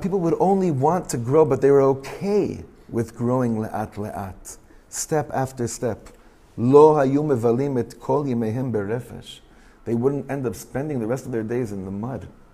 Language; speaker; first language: English; native; English